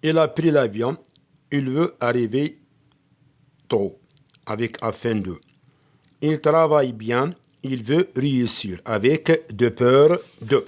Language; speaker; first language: French; non-native, local second language; Arabic